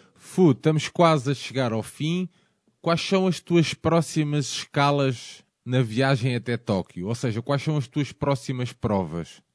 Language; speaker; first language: Portuguese; native; Portuguese